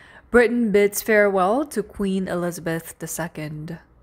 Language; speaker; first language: English; non-native, fluent; Korean